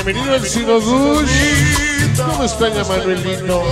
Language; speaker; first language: Spanish; native; Spanish